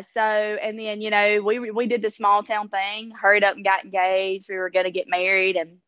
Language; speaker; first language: English; native; English